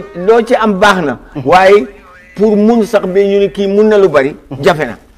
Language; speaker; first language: Wolof; non-native, local second language; Fula